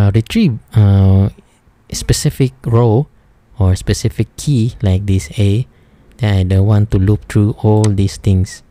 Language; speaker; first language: English; non-native, local second language; Filipino